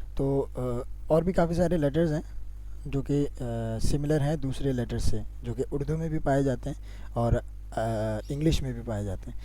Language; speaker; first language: Urdu; native; Urdu